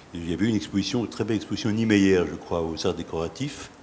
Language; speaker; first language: French; native; French